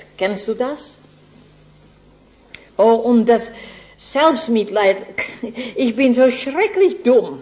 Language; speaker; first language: German; non-native, fluent; Dutch